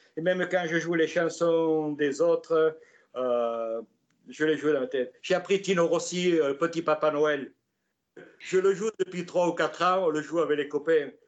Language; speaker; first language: French; native; French